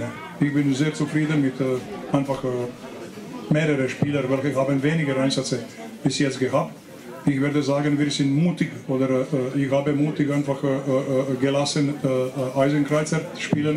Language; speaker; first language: German; non-native, fluent; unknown